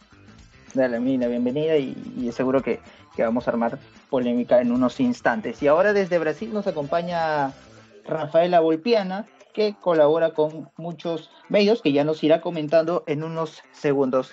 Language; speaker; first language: Spanish; native; Spanish